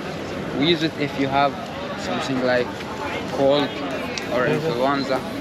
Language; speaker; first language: English; non-native, learner; Arabic